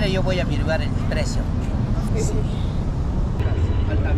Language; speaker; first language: Spanish; native; Spanish